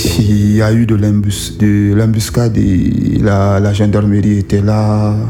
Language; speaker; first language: French; non-native, local second language; Susu